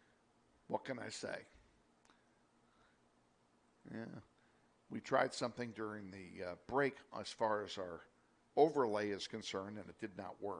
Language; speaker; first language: English; native; English